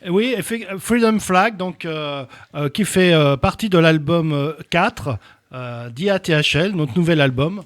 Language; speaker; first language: French; native; French